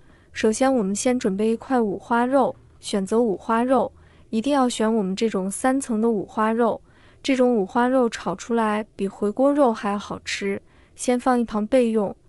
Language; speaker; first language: Chinese; native; Chinese